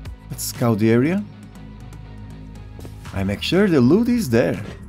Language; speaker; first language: English; non-native, fluent; Slovak